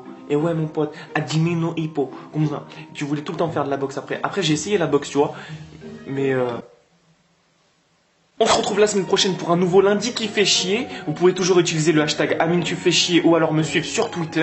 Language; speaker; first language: French; native; French